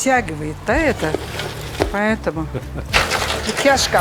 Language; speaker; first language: Russian; non-native, learner; Azerbaijani